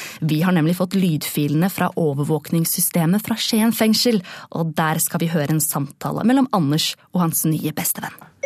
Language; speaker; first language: Norwegian; native; Norwegian